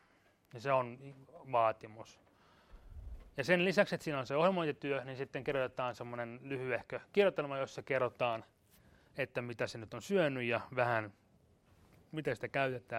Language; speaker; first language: Finnish; native; Finnish